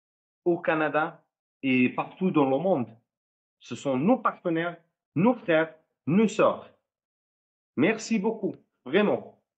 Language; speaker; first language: French; non-native, fluent; Arabic